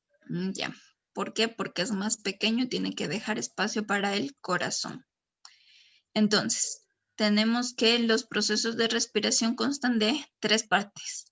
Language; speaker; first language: Spanish; native; Spanish